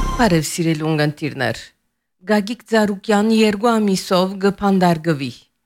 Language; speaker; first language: Armenian; early bilingual, heritage; Armenian